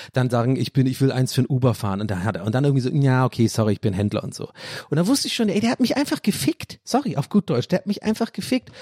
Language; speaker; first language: German; non-native, fluent; English